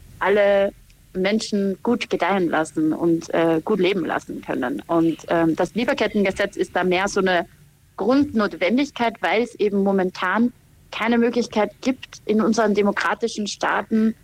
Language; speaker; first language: German; native; German